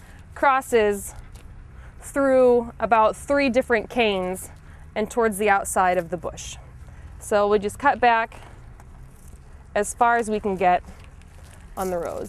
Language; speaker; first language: English; native; English